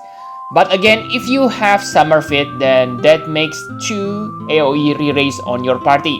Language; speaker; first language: English; non-native, fluent; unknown